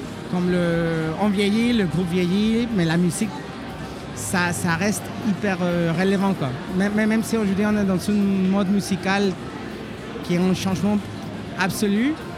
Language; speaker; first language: French; non-native, fluent; Spanish